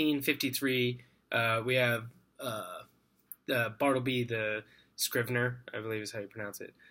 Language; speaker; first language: English; native; English